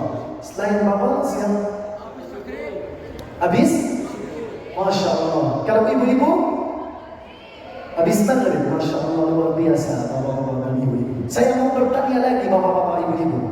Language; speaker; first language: Indonesian; non-native, fluent; Arabic